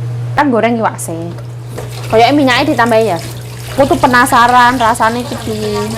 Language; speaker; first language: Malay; non-native, local second language; Javanese